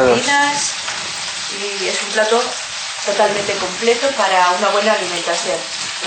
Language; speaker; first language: Spanish; native; Spanish